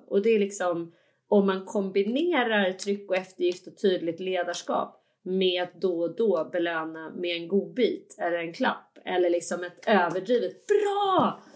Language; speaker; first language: Swedish; native; Swedish